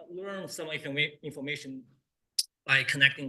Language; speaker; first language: English; non-native, fluent; Chinese